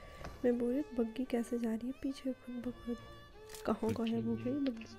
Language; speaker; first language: Hindi; native; Hindi